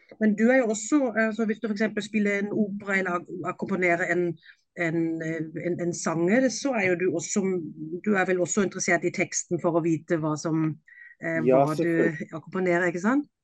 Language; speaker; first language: Norwegian; non-native, fluent; German